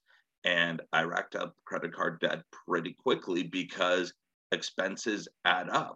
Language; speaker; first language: English; native; English